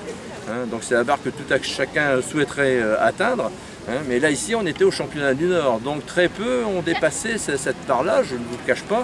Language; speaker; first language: French; native; French